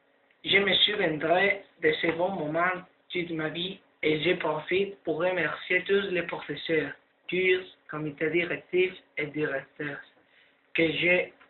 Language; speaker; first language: French; non-native, learner; Spanish